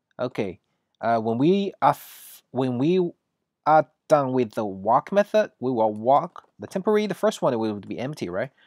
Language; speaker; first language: English; non-native, fluent; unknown